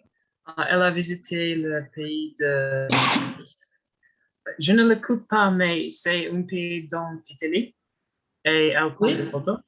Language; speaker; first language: French; non-native, learner; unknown